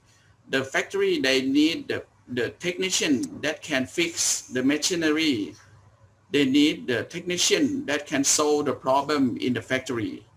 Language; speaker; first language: English; non-native, learner; Thai